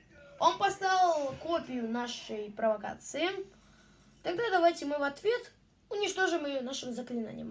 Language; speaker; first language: Russian; native; Russian